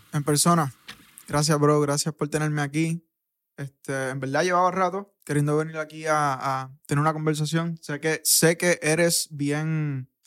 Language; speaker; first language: Spanish; native; Spanish